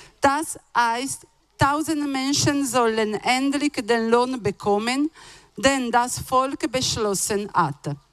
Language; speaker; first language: German; non-native, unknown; Italian